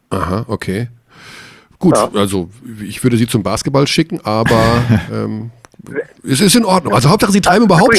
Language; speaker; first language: German; native; German